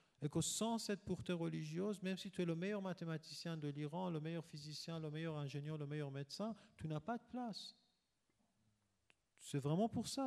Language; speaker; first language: French; non-native, fluent; Persian